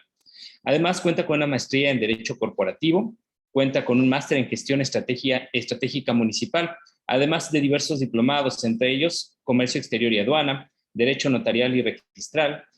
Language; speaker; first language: Spanish; native; Spanish